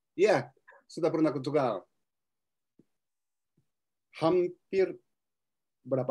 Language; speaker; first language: Indonesian; non-native, fluent; Japanese